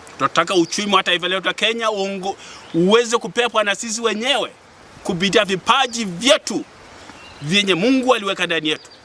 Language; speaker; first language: Swahili; non-native, local second language; Luyia